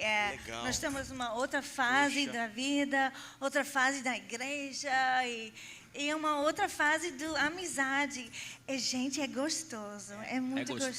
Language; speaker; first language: Portuguese; non-native, fluent; English